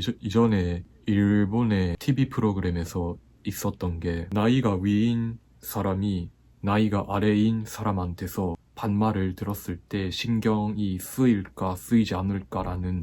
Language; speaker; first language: Korean; non-native, fluent; Japanese